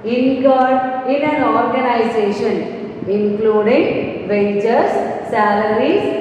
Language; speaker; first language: English; non-native, local second language; Malayalam